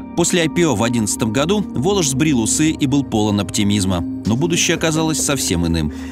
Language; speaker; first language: Russian; native; Russian